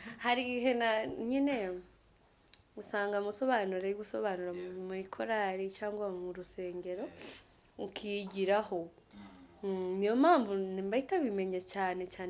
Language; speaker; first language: Kinyarwanda; non-native, fluent; Kikuyu